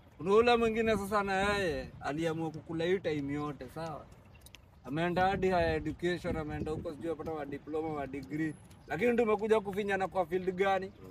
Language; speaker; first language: Swahili; native; Swahili